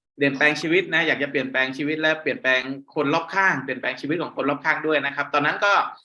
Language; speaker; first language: Thai; native; Thai